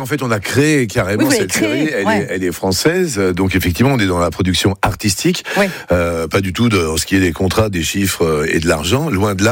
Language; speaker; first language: French; native; French